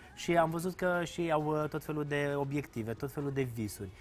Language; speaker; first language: Romanian; native; Romanian